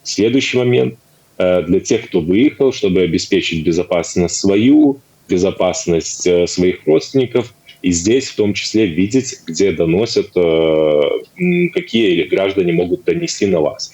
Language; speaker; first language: Russian; native; Russian